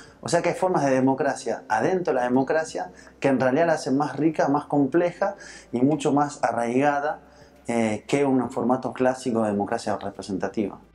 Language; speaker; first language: Spanish; early bilingual, heritage; Spanish